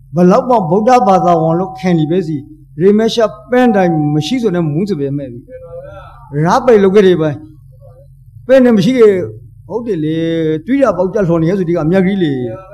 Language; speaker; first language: Burmese; native; Burmese